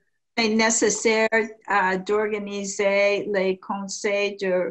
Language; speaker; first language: French; non-native, learner; English